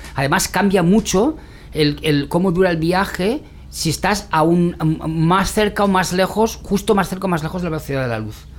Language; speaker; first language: Spanish; native; Spanish